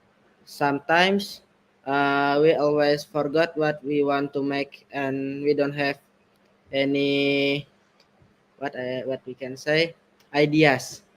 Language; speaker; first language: English; non-native, learner; Indonesian